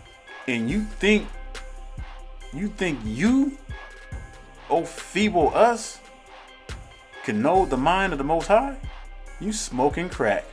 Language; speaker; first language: English; native; English